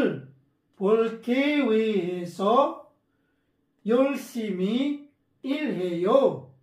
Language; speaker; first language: Korean; non-native, fluent; Filipino